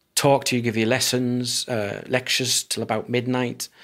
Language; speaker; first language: English; native; English